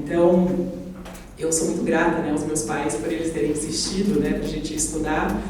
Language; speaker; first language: Portuguese; native; Portuguese